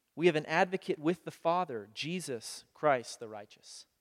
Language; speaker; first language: English; native; English